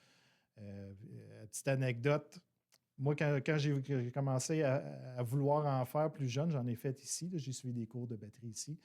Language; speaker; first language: French; native; French